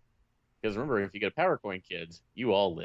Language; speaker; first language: English; native; English